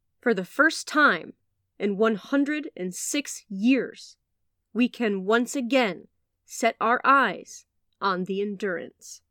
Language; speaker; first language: English; native; English